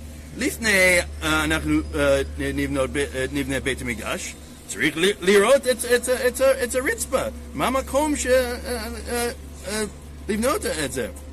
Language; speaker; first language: Hebrew; non-native, learner; English